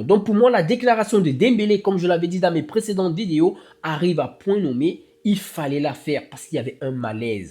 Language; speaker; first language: French; native; French